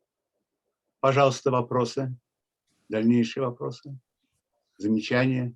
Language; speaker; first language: Russian; native; Russian